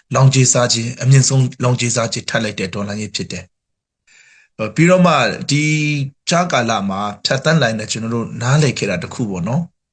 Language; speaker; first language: Burmese; non-native, local second language; Hakha Chin